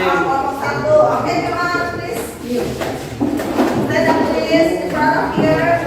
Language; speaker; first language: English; non-native, fluent; Indonesian